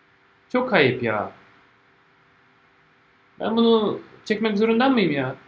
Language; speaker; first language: Turkish; non-native, fluent; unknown